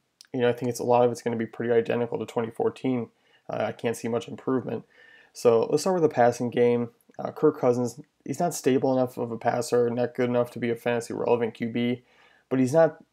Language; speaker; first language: English; native; English